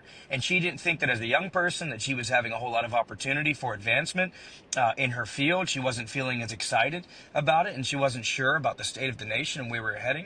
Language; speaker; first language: English; native; English